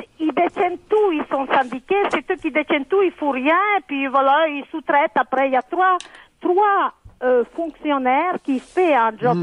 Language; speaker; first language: French; non-native, fluent; Serbian